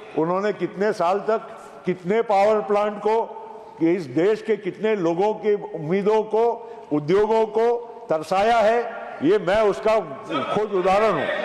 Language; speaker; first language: Hindi; non-native, local second language; Gujarati